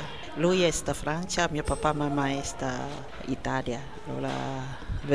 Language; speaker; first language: Italian; non-native, learner; Chinese